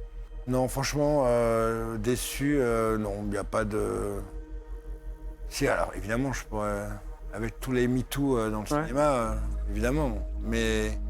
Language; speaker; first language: French; native; French